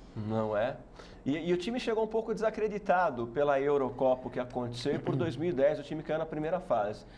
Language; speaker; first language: Portuguese; native; Portuguese